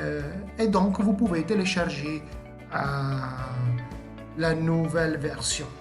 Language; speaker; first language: French; non-native, fluent; Italian